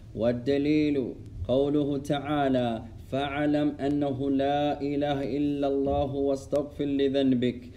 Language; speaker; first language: Arabic; non-native, fluent; English